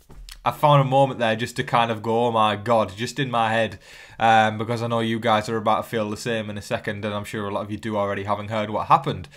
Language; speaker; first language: English; native; English